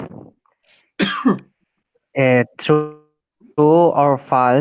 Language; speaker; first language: English; non-native, learner; Spanish